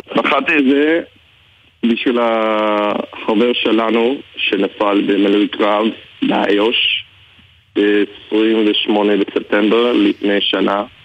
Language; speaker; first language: Hebrew; non-native, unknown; English